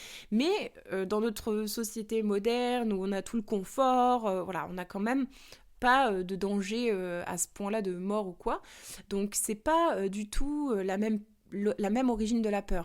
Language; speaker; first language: French; native; French